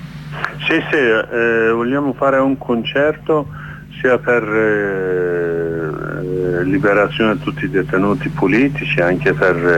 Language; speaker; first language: Italian; non-native, learner; Kurdish